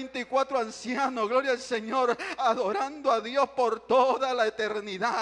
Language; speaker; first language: Spanish; native; Spanish